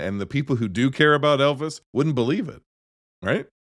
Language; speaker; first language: English; native; English